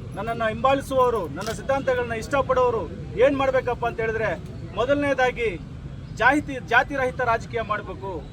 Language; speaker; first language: Kannada; non-native, local second language; Telugu